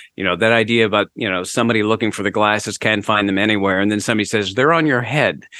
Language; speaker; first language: English; native; English